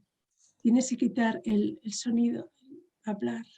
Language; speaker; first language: Spanish; native; Spanish